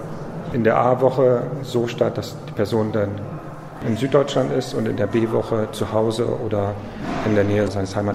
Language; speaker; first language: German; native; German